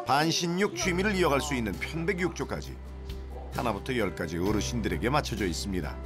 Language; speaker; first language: Korean; native; Korean